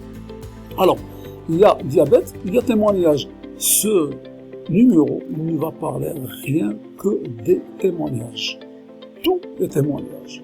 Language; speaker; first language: French; non-native, local second language; Arabic